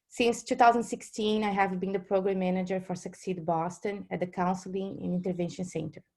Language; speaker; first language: English; non-native, fluent; Portuguese